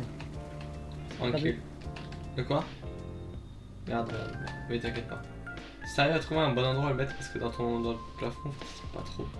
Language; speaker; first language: French; native; French